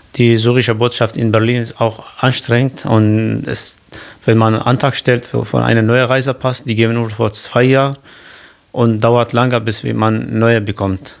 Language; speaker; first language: German; non-native, learner; Kurdish